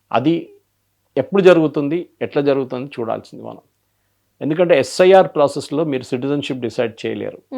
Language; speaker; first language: Telugu; non-native, local second language; Malayalam